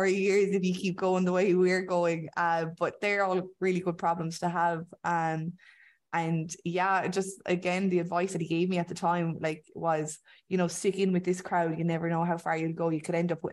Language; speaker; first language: English; native; English